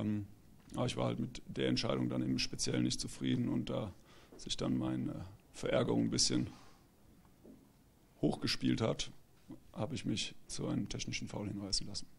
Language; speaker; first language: German; native; German